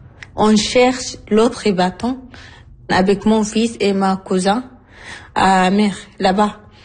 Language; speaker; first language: French; non-native, learner; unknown